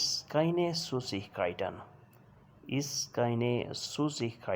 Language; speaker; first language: German; non-native, learner; Urdu